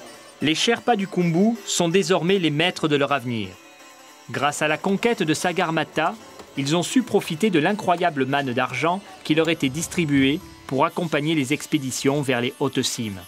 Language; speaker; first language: French; native; French